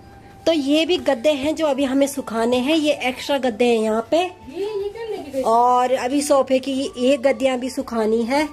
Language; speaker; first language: Hindi; native; Hindi